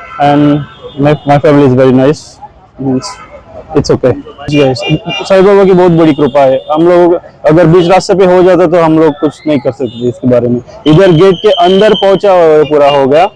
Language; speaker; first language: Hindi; non-native, local second language; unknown